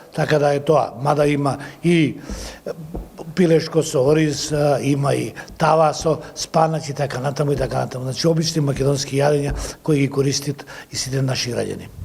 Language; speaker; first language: Macedonian; non-native, local second language; Serbian